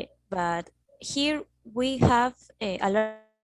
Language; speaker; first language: English; non-native, learner; Spanish